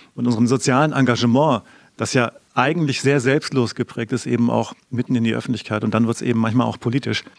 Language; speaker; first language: German; native; German